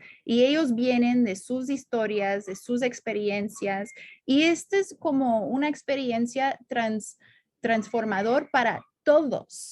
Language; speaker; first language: Spanish; non-native, fluent; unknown